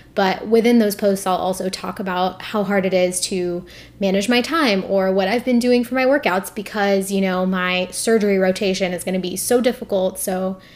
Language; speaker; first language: English; early bilingual, other home language; Hindi